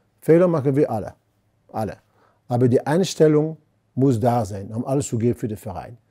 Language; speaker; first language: German; non-native, fluent; French